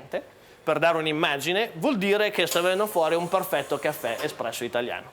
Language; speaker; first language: Italian; native; Italian